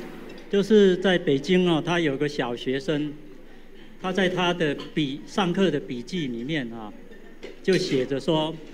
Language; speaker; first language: Chinese; native; Chinese